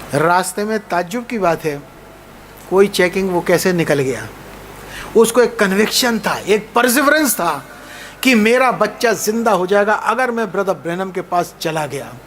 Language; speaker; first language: Hindi; native; Hindi